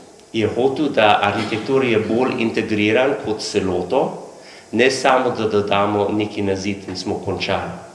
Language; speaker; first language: Slovenian; non-native, learner; English